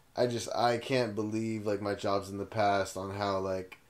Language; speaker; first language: English; native; English